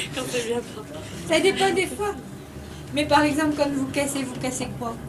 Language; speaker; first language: French; native; French